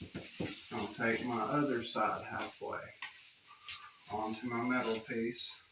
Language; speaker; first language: English; native; English